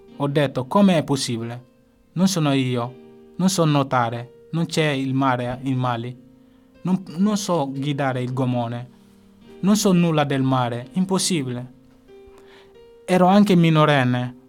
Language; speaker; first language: Italian; non-native, fluent; Bambara